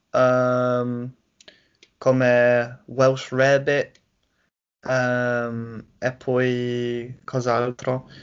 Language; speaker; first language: Italian; non-native, learner; English